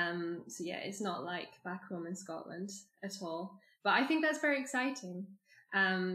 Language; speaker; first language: English; native; English